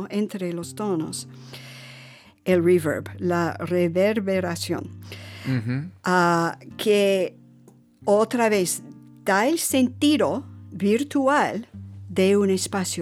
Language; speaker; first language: Spanish; non-native, fluent; English